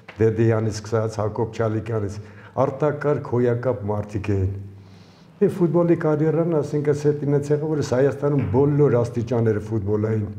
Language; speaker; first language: Armenian; early bilingual, other home language; Ukrainian